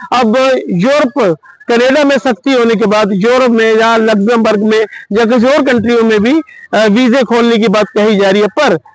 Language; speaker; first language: Hindi; non-native, local second language; Punjabi